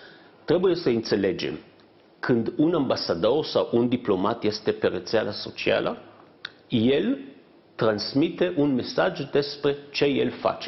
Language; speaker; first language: Romanian; non-native, fluent; Hebrew